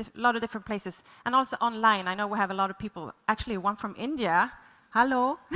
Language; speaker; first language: English; non-native, fluent; Swedish